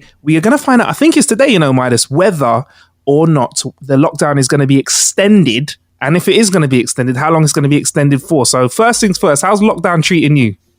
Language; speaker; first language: English; native; English